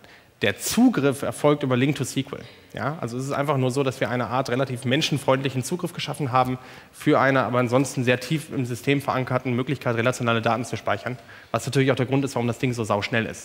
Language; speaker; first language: German; native; German